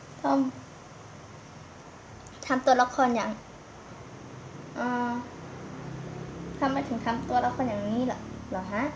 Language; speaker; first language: Thai; native; Thai